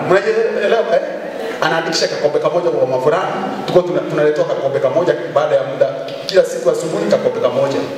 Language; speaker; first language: Swahili; non-native, local second language; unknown